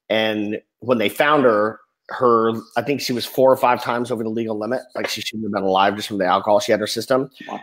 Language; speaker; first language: English; native; English